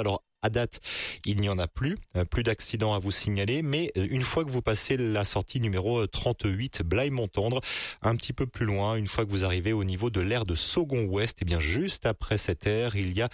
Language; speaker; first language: French; native; French